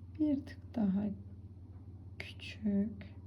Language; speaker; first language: Turkish; native; Turkish